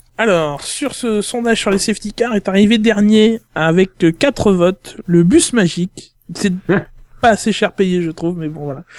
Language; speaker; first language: French; native; French